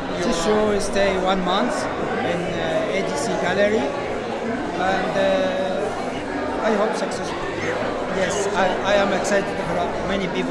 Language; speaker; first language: English; non-native, learner; Arabic